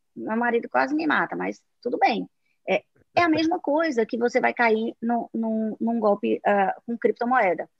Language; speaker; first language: Portuguese; native; Portuguese